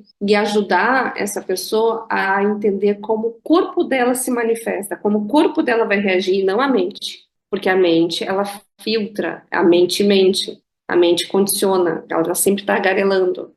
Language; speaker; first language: Portuguese; native; Portuguese